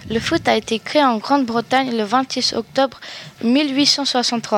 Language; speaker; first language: French; native; French